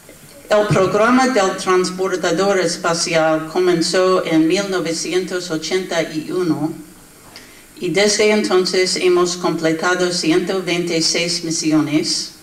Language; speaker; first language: Spanish; non-native, learner; English